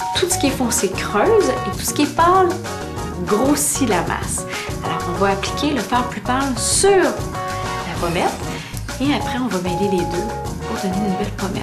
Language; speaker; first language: French; native; French